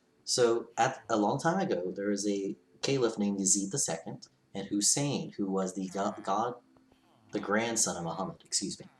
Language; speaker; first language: English; native; English